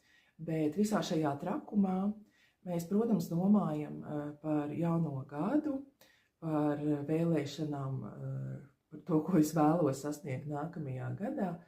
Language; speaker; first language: Latvian; native; Latvian